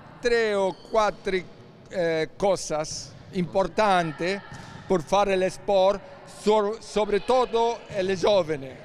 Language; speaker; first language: Italian; non-native, learner; Spanish